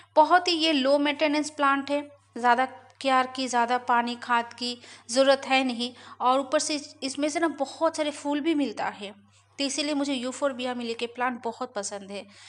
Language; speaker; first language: Hindi; non-native, local second language; Bangla